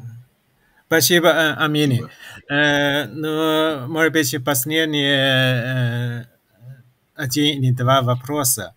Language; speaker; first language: Russian; non-native, fluent; Chinese